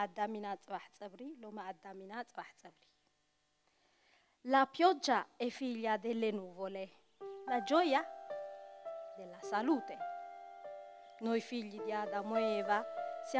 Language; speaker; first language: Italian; non-native, fluent; Tigrinya